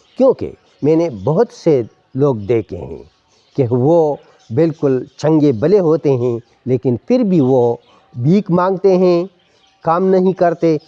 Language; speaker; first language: Urdu; non-native, local second language; Pashto